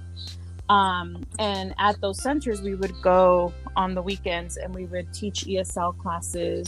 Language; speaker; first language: English; early bilingual, other home language; Spanish